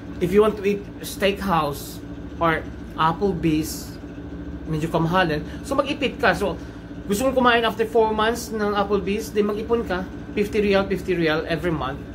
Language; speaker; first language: Filipino; non-native, local second language; Cebuano